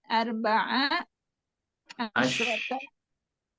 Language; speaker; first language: Arabic; non-native, learner; Indonesian